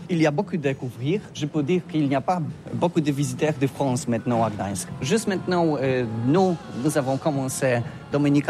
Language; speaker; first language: French; non-native, learner; Polish